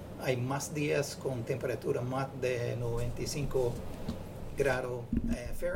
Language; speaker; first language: Spanish; non-native, fluent; English